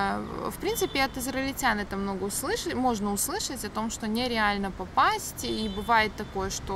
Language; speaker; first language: Russian; native; Russian